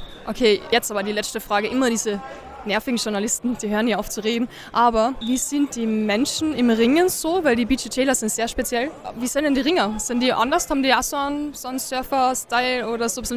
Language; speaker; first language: German; native; German